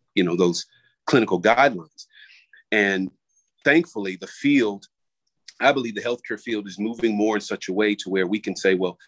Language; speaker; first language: English; native; English